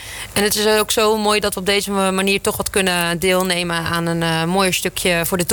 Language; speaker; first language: Dutch; native; Dutch